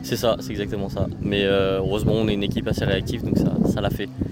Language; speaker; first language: French; native; French